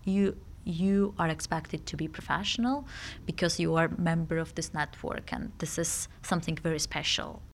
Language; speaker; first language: English; non-native, fluent; Georgian